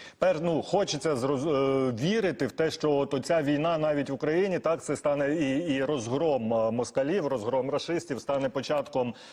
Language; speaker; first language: Ukrainian; native; Ukrainian